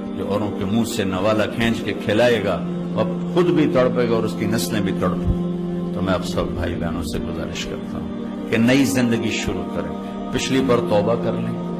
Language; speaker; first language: Urdu; non-native, local second language; Punjabi